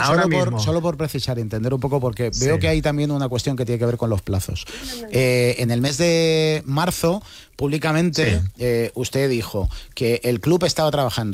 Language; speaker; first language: Spanish; native; Spanish